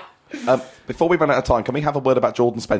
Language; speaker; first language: English; native; English